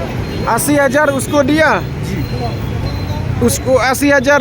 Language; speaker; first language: Hindi; non-native, local second language; Khasi